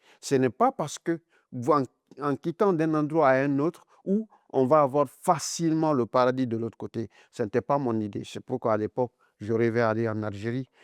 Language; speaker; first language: French; non-native, local second language; Mandingo